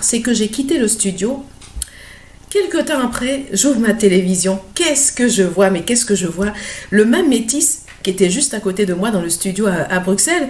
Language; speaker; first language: French; native; French